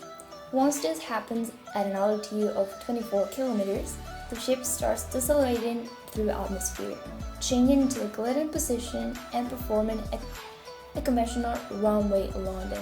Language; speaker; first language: English; non-native, fluent; Spanish